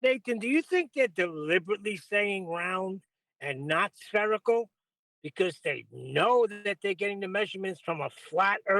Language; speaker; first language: English; native; English